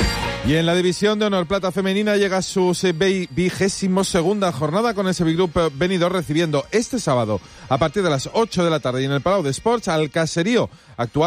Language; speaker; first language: Spanish; native; Spanish